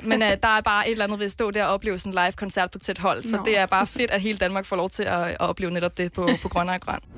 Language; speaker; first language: Danish; native; Danish